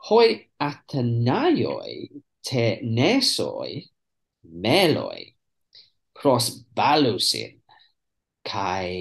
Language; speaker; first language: Greek; non-native, fluent; English